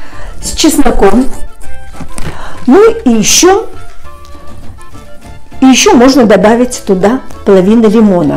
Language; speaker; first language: Russian; native; Russian